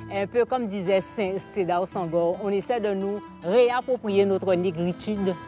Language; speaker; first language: French; native; French